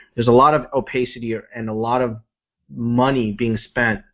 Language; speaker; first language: English; native; English